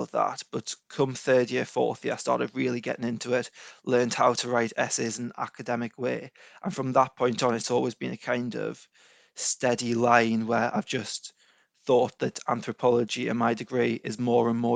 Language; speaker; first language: English; native; English